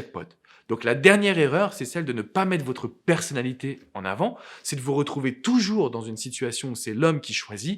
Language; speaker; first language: French; native; French